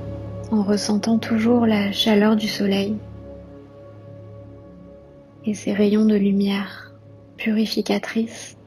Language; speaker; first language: French; native; French